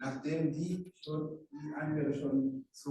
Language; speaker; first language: German; non-native, learner; Rundi